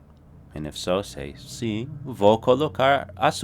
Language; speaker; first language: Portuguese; non-native, fluent; English